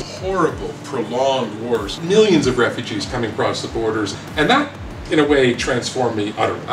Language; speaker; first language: English; native; English